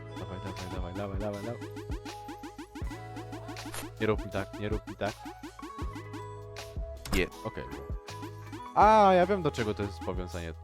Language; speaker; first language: Polish; native; Polish